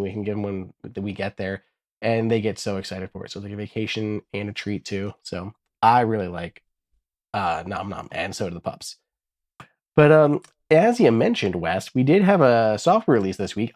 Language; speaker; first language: English; native; English